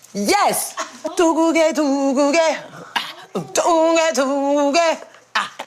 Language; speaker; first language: Korean; non-native, learner; English